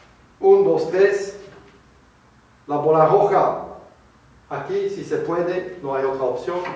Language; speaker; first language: Spanish; non-native, fluent; French